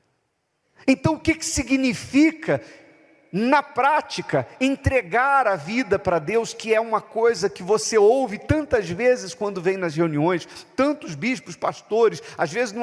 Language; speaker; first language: Portuguese; native; Portuguese